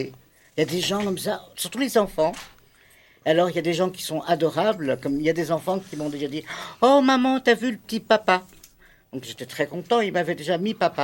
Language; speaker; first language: French; native; French